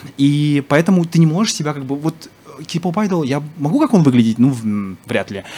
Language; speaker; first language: Russian; native; Russian